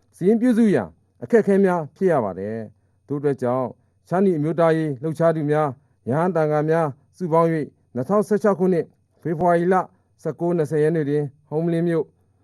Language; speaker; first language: Burmese; non-native, local second language; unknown